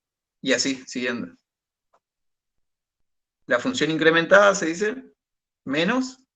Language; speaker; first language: Spanish; native; Spanish